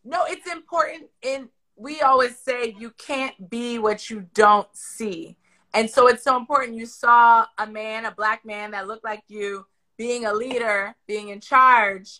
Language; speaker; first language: English; native; English